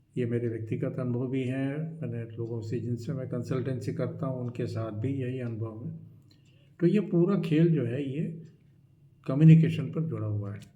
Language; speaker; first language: Hindi; non-native, local second language; Marathi